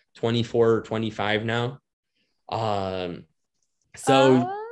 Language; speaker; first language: English; native; English